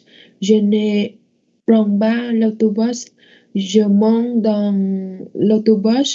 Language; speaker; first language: French; non-native, learner; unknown